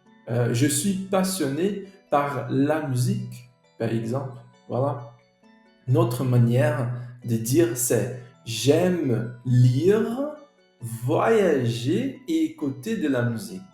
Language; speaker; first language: French; non-native, fluent; Portuguese